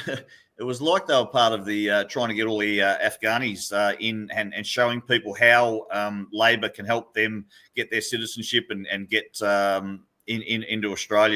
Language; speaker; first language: English; native; English